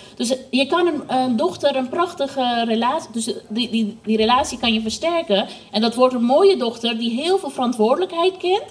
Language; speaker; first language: Dutch; non-native, fluent; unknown